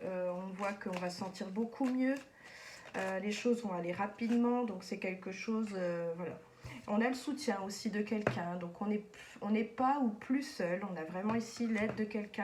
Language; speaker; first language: French; native; French